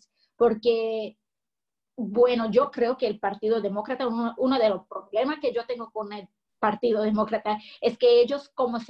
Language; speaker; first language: Spanish; early bilingual, heritage; English